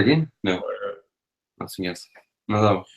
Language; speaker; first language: English; non-native, learner; French